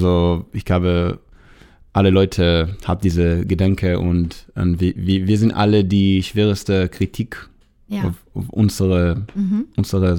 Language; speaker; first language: German; non-native, learner; Hebrew